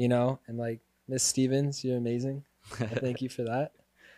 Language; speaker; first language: English; native; English